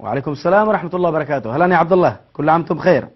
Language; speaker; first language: Arabic; native; Arabic